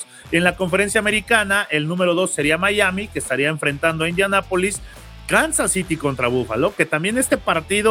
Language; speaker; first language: Spanish; native; Spanish